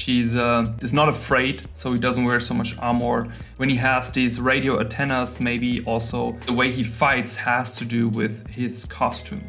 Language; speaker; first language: English; non-native, fluent; German